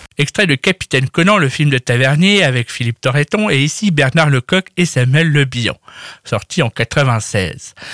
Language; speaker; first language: French; native; French